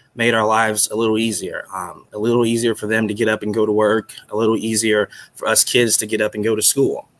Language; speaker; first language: English; native; English